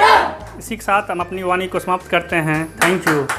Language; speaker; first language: Hindi; native; Hindi